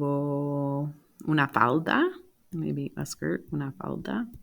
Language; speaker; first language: Spanish; non-native, fluent; English